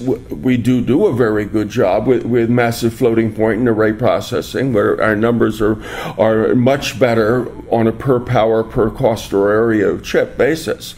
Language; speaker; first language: English; native; English